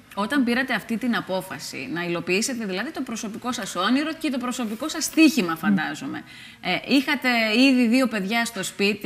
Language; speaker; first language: Greek; native; Greek